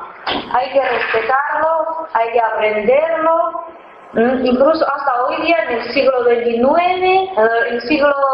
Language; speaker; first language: Spanish; non-native, fluent; Chinese